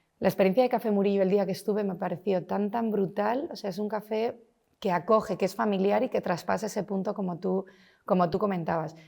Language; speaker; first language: Spanish; native; Spanish